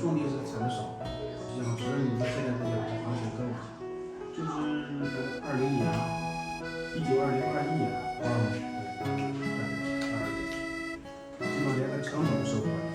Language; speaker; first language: Chinese; native; Chinese